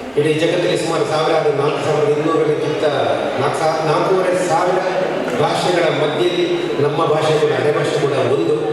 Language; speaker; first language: Kannada; non-native, local second language; Tulu